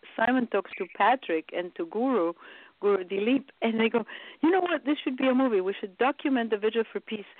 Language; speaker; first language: English; early bilingual, other home language; Romanian